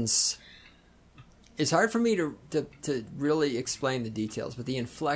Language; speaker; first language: English; native; English